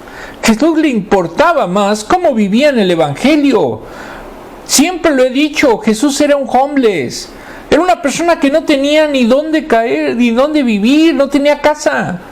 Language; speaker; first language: Spanish; native; Spanish